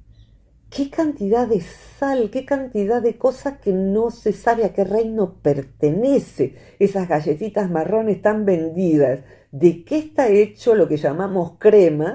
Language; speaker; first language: Spanish; native; Spanish